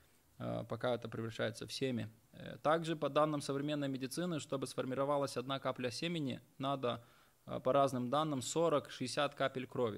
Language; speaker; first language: Russian; native; Russian